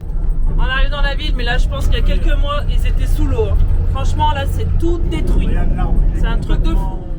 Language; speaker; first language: French; native; French